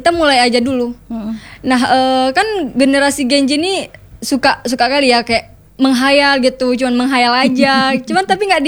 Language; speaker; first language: Indonesian; native; Indonesian